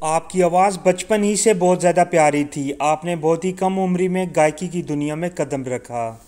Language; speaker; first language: Urdu; non-native, local second language; Punjabi